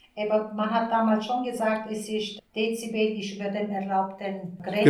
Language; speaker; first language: German; early bilingual, other home language; Turkish